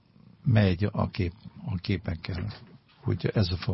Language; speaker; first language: Hungarian; non-native, fluent; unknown